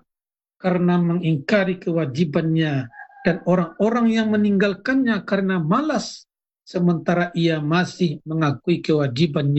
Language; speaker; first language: Indonesian; native; Indonesian